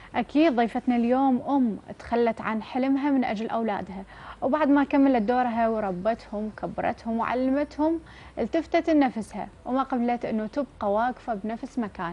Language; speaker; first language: Arabic; native; Arabic